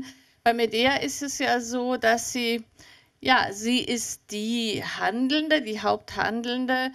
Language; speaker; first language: German; native; German